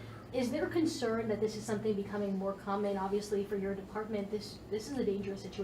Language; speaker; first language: English; native; English